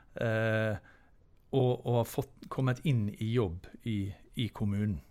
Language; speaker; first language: Norwegian; native; Norwegian